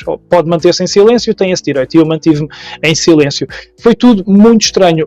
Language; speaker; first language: Portuguese; native; Portuguese